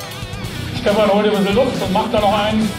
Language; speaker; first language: German; native; German